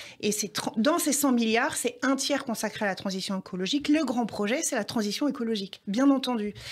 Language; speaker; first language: French; native; French